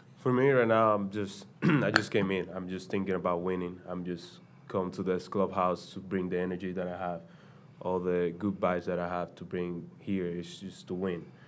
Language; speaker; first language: English; non-native, fluent; Spanish